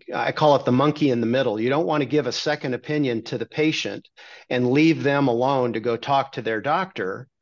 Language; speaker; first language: English; native; English